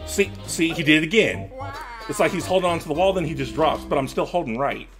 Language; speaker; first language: English; native; English